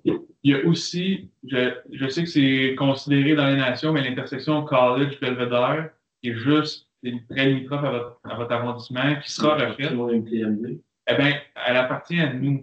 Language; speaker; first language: French; native; French